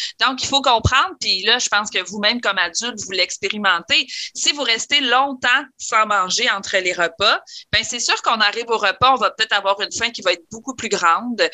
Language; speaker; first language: French; native; French